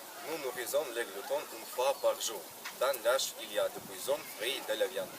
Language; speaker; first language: French; non-native, learner; Russian